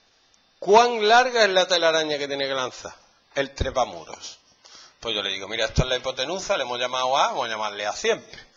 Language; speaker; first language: Spanish; native; Spanish